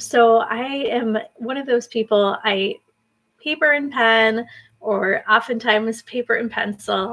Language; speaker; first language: English; native; English